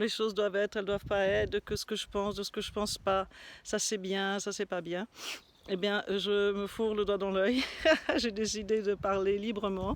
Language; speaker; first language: French; native; French